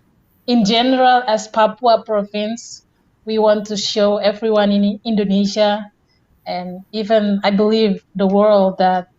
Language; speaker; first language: English; non-native, fluent; Indonesian